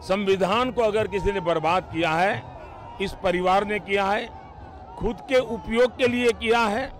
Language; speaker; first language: Hindi; non-native, local second language; Gujarati